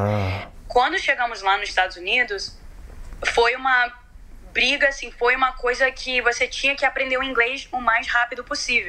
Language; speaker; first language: Portuguese; early bilingual, heritage; Portuguese